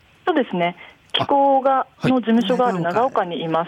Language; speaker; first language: Japanese; native; Japanese